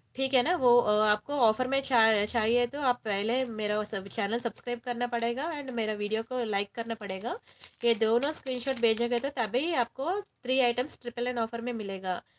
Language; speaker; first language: Hindi; non-native, local second language; Telugu